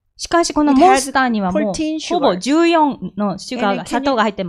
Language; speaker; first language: Japanese; non-native, fluent; Korean